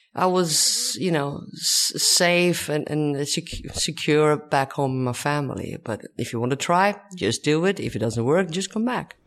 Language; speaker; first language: English; non-native, fluent; Swedish